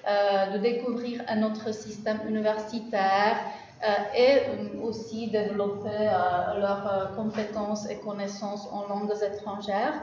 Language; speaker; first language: French; non-native, fluent; Czech